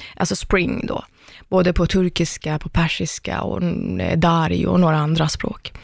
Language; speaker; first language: Swedish; early bilingual, other home language; Persian